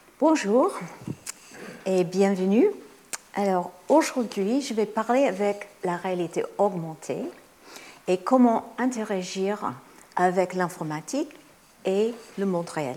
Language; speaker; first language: French; non-native, fluent; English